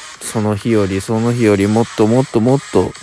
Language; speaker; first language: Japanese; native; Japanese